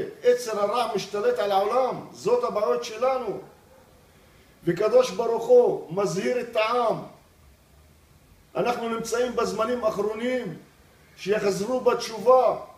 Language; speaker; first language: Hebrew; non-native, local second language; Arabic